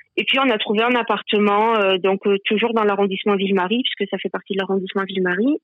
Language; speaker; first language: French; native; French